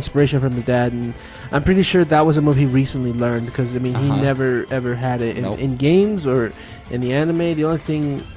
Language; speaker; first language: English; native; English